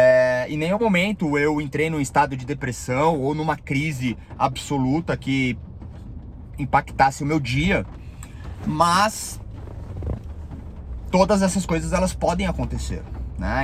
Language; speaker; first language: Portuguese; native; Portuguese